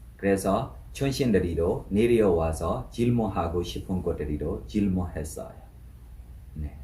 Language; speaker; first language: Korean; non-native, learner; Burmese